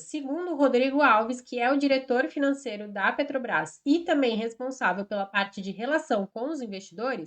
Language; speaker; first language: Portuguese; native; Portuguese